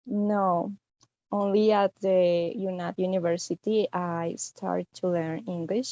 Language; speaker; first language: English; non-native, fluent; Spanish